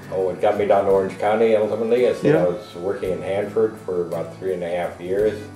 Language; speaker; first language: English; native; English